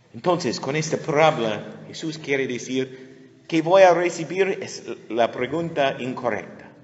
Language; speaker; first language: Spanish; non-native, learner; English